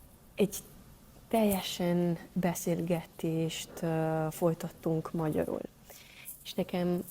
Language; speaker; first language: Hungarian; non-native, learner; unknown